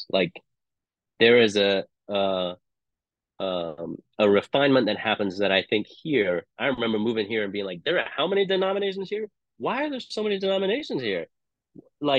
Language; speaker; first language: English; non-native, local second language; Cantonese